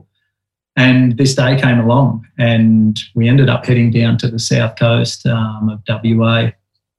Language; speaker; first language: English; native; English